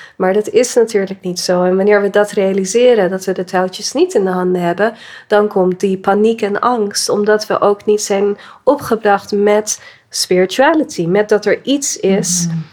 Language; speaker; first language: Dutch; early bilingual, other home language; English